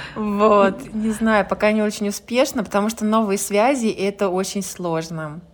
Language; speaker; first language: Russian; native; Russian